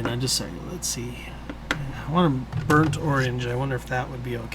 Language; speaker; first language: English; native; English